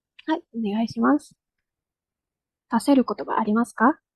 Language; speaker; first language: Japanese; non-native, fluent; Indonesian